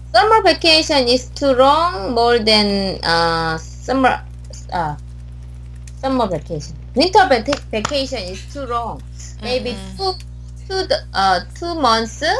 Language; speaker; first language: English; non-native, learner; Korean